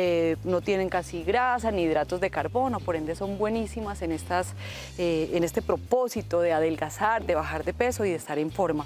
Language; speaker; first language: Spanish; native; Spanish